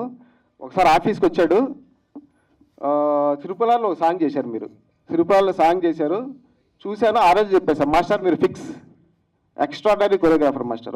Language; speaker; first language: Telugu; native; Telugu